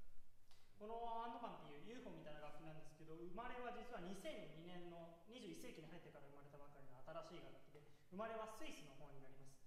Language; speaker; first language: Japanese; native; Japanese